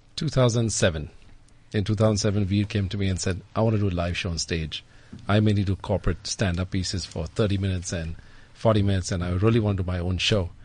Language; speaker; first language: English; native; English